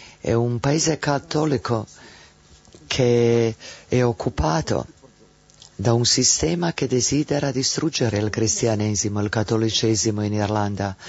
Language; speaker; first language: Italian; non-native, fluent; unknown